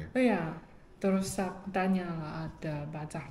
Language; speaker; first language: Indonesian; non-native, fluent; Chinese